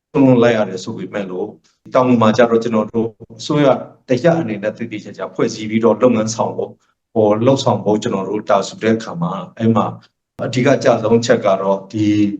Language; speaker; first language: Burmese; non-native, local second language; S'gaw Karen